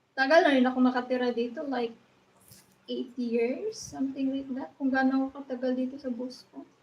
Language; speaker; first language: Filipino; non-native, local second language; Cebuano